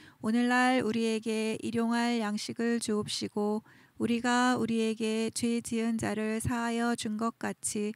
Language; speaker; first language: Korean; native; Korean